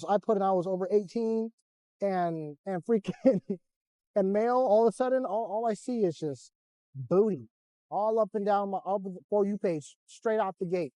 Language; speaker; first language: English; native; English